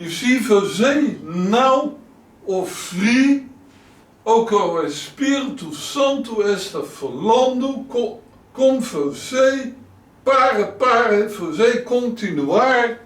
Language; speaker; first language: Portuguese; non-native, learner; Dutch